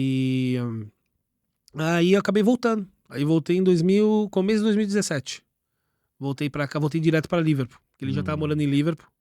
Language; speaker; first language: Portuguese; native; Portuguese